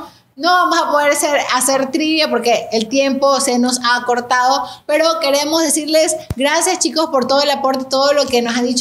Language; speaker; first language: Spanish; native; Spanish